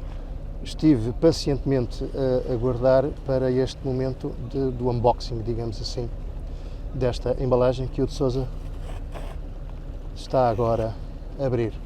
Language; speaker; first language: Portuguese; native; Portuguese